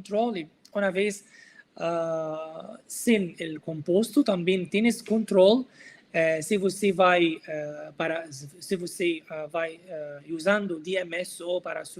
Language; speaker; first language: Portuguese; non-native, learner; Arabic